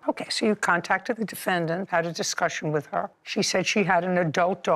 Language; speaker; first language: English; native; English